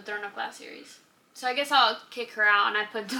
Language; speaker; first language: English; non-native, fluent; Spanish